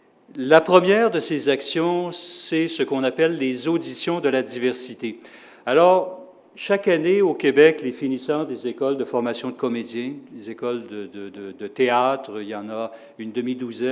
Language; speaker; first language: French; native; French